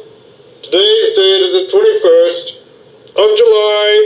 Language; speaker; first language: English; native; English